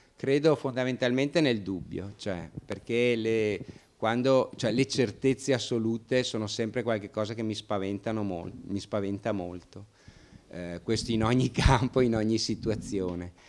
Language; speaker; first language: Italian; native; Italian